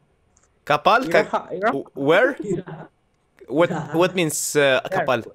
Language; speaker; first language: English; non-native, learner; Russian